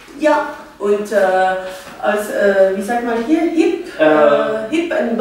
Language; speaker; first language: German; non-native, learner; Dutch